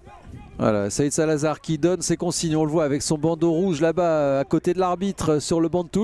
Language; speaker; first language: French; native; French